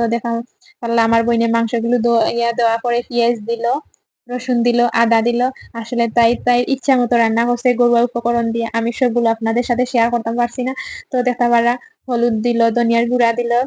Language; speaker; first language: Bangla; non-native, local second language; Sylheti